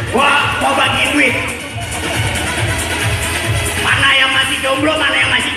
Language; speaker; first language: Indonesian; native; Indonesian